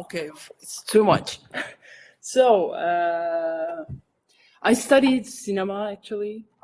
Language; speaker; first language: English; non-native, fluent; Turkish